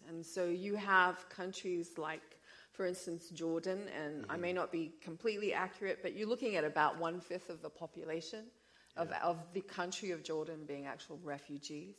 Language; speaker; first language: English; native; English